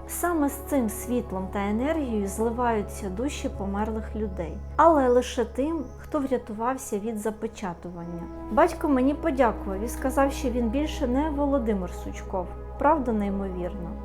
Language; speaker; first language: Ukrainian; native; Ukrainian